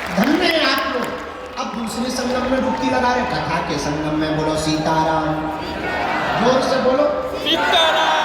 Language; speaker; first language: Hindi; native; Hindi